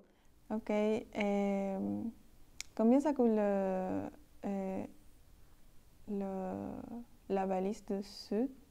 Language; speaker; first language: French; non-native, learner; Spanish